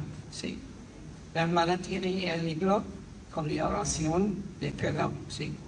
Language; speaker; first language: Spanish; non-native, fluent; English